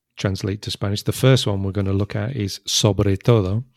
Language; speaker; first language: English; native; English